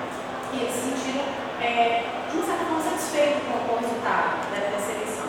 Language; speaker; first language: Portuguese; native; Portuguese